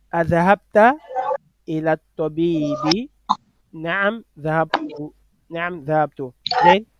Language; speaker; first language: Arabic; non-native, fluent; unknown